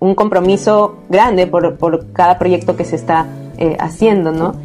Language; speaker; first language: Spanish; native; Spanish